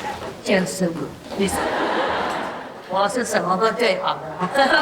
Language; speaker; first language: Chinese; non-native, fluent; Vietnamese